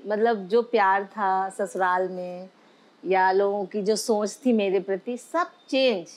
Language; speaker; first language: Hindi; native; Hindi